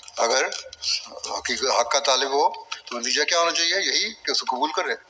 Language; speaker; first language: Urdu; native; Urdu